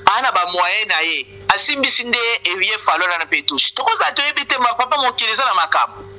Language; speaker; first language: Lingala; non-native, local second language; Luba-Lulua